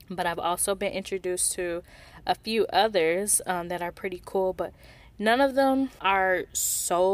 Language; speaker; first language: English; native; English